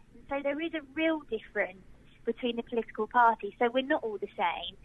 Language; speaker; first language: English; native; English